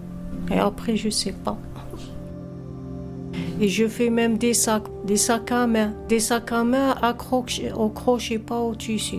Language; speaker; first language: French; non-native, fluent; Arabic